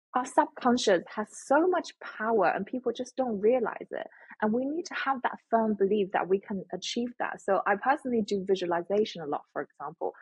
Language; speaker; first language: English; non-native, fluent; Chinese